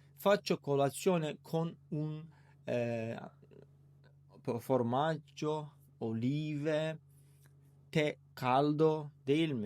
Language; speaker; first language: Italian; non-native, learner; Turkish